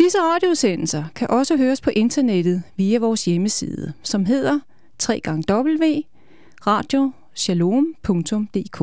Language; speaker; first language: Danish; native; Danish